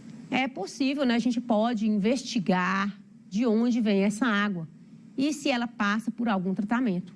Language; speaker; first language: Portuguese; native; Portuguese